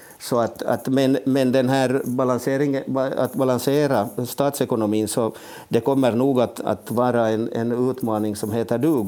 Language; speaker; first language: Swedish; native; Swedish